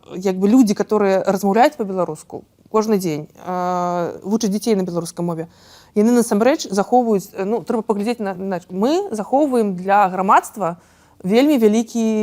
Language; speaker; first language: Belarusian; non-native, local second language; Russian